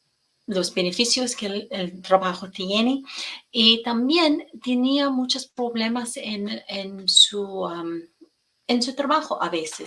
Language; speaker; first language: Spanish; non-native, fluent; English